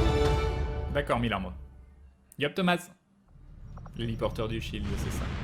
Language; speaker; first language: French; native; French